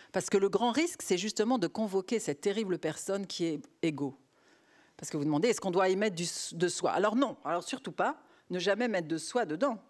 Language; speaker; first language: French; native; French